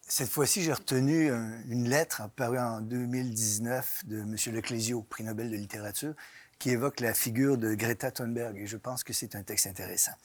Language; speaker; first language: French; native; French